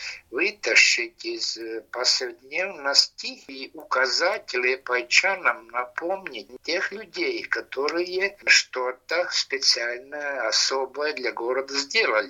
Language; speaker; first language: Russian; non-native, local second language; Latvian